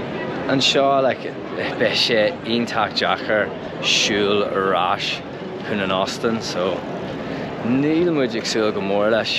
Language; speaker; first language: Irish; non-native, local second language; English